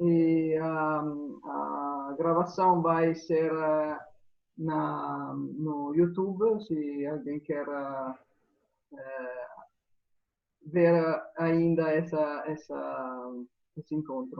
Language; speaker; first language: Portuguese; non-native, fluent; Italian